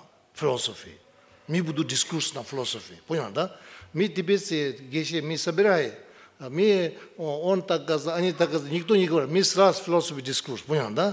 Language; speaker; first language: Russian; non-native, learner; Tibetan